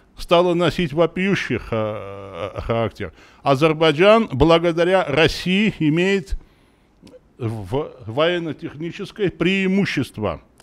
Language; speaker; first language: Russian; non-native, local second language; Armenian